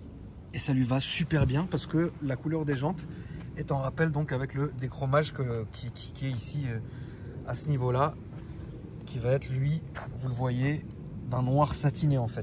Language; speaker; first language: French; native; French